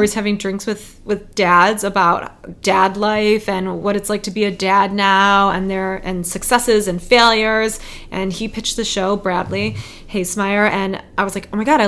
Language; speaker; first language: English; native; English